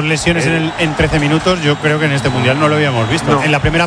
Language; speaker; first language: Spanish; native; Spanish